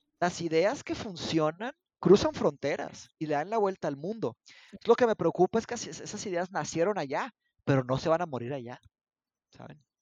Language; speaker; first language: Spanish; early bilingual, other home language; Portuguese